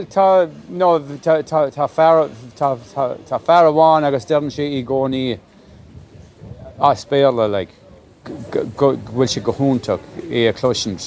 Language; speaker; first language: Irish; non-native, local second language; English